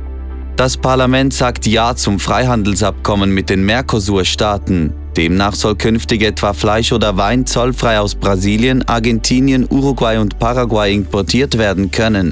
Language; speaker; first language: German; native; German